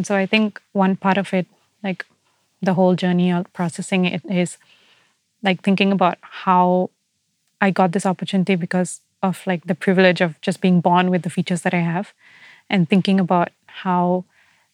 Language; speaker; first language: English; native; English